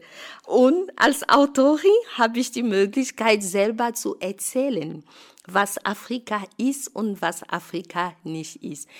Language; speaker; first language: German; non-native, fluent; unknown